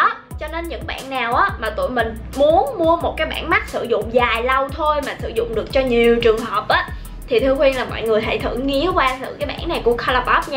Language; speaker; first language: Vietnamese; native; Vietnamese